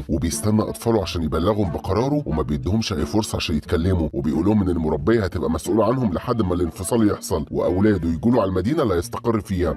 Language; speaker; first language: Arabic; native; Arabic